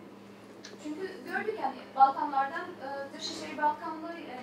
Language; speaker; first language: Turkish; non-native, fluent; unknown